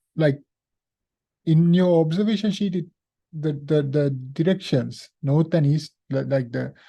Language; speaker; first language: English; non-native, local second language; Sinhala